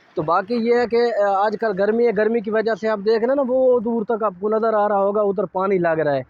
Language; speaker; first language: Urdu; non-native, local second language; Saraiki